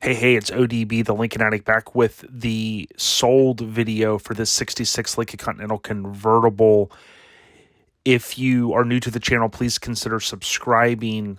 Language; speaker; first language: English; native; English